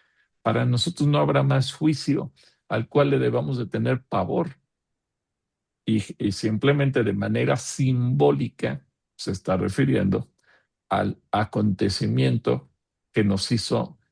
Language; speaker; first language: Spanish; native; Spanish